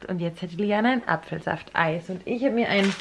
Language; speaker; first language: German; native; German